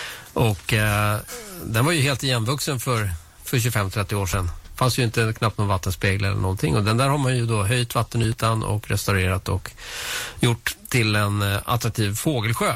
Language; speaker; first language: Swedish; native; Swedish